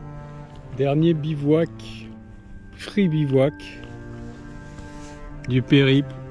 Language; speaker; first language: French; native; French